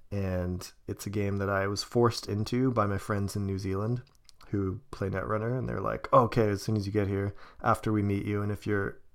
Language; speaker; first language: English; native; English